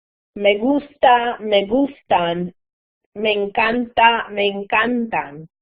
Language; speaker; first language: Spanish; non-native, fluent; English